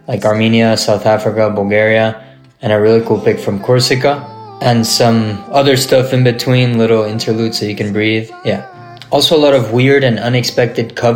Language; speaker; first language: English; non-native, fluent; Portuguese